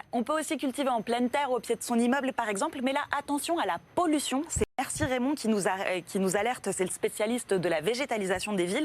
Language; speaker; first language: French; native; French